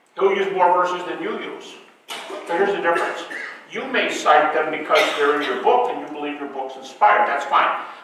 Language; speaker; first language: English; native; English